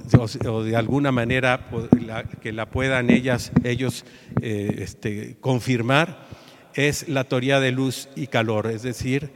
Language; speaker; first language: Spanish; native; Spanish